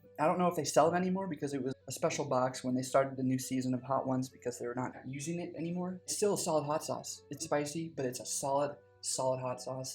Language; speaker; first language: English; native; English